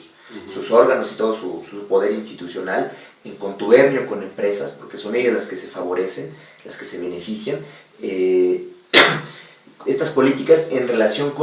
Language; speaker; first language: Spanish; native; Spanish